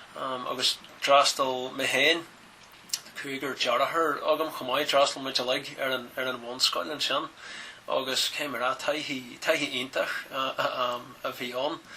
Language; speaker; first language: Irish; native; Irish